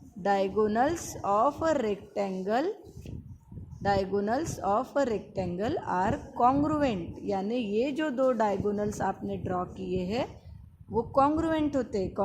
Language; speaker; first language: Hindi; non-native, local second language; Marathi